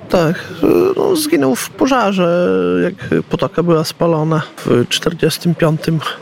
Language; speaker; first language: Polish; non-native, local second language; Ukrainian